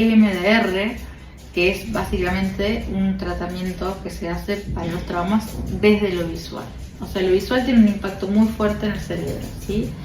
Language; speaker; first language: Spanish; native; Spanish